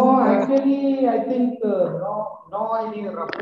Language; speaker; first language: English; non-native, learner; Malayalam